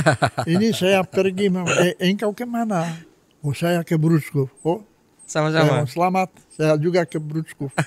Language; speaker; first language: Indonesian; non-native, fluent; Polish